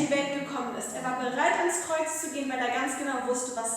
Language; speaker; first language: German; native; German